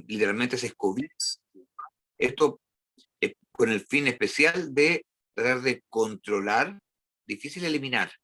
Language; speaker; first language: Spanish; native; Spanish